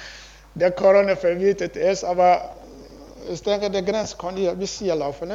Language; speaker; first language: German; non-native, learner; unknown